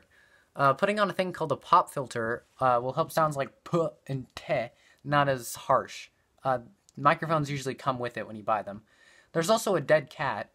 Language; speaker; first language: English; native; English